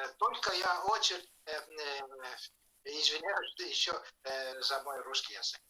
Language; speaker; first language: Russian; non-native, fluent; Estonian